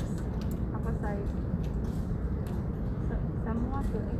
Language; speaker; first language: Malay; non-native, learner; Filipino